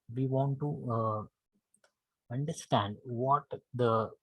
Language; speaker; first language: English; non-native, local second language; Marathi